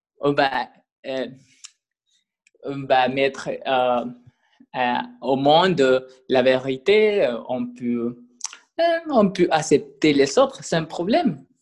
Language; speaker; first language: French; non-native, learner; Spanish